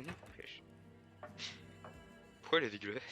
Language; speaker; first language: French; native; French